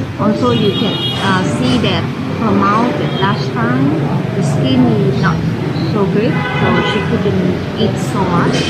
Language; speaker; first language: English; non-native, fluent; Vietnamese